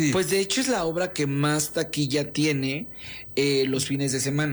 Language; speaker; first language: Spanish; native; Spanish